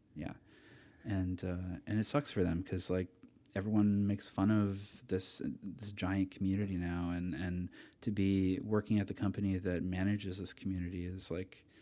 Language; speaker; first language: English; native; English